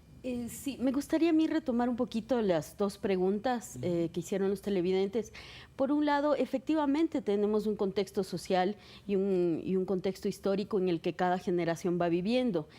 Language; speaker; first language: Spanish; native; Spanish